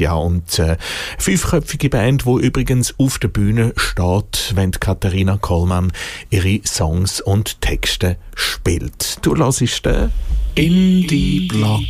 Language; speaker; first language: German; native; German